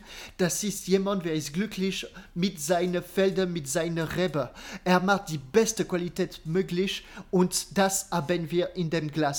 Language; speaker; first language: German; non-native, learner; French